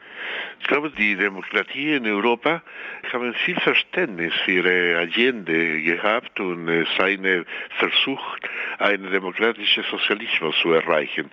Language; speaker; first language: German; non-native, fluent; Spanish